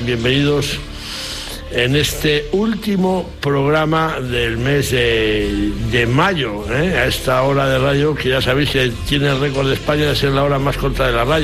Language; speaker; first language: Spanish; native; Spanish